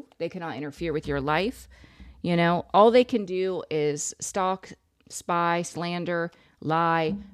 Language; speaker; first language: English; native; English